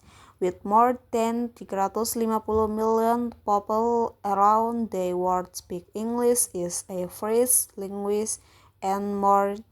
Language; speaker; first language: English; non-native, learner; Indonesian